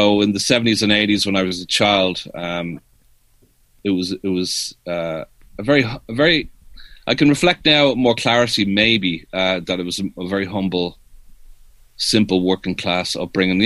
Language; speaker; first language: English; native; English